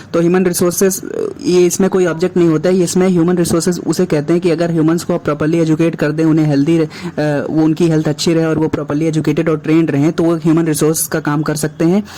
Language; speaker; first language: Hindi; native; Hindi